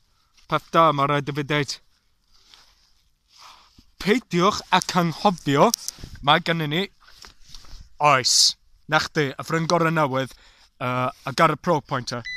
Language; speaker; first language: Welsh; non-native, learner; English